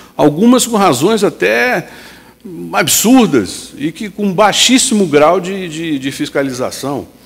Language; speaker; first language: Portuguese; native; Portuguese